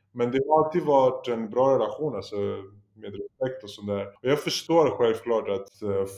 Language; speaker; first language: Swedish; early bilingual, other home language; Polish